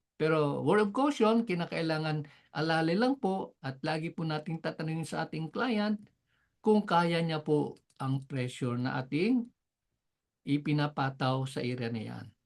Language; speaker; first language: Filipino; non-native, local second language; Cebuano